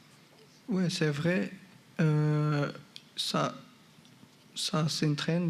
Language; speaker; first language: French; non-native, fluent; Portuguese